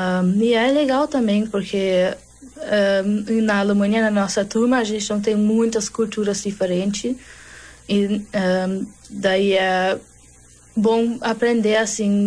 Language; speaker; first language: Portuguese; early bilingual, heritage; German